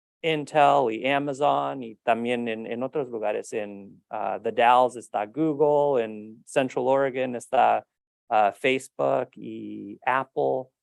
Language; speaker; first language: Spanish; early bilingual, heritage; Spanish